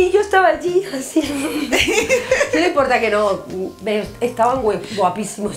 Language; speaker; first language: Spanish; native; Spanish